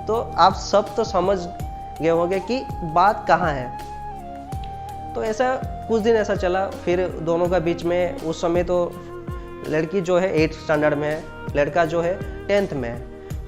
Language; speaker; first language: Hindi; non-native, local second language; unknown